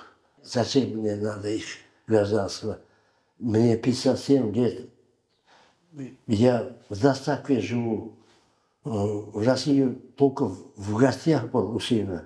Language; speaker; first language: Russian; non-native, learner; Uzbek